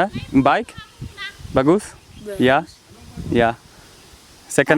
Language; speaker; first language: Indonesian; non-native, learner; English